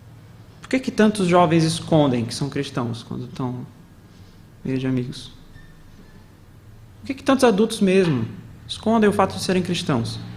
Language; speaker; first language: Portuguese; native; Portuguese